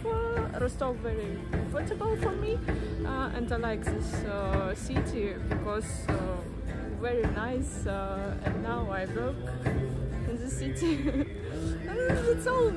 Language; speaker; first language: English; non-native, learner; Russian